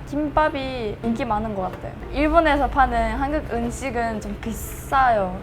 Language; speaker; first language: Korean; early bilingual, heritage; Japanese